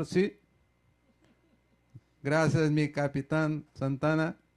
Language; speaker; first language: Spanish; non-native, fluent; Portuguese